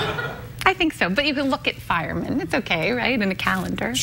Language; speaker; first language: English; native; English